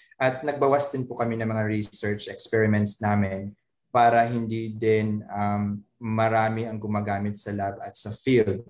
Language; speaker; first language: Filipino; native; Filipino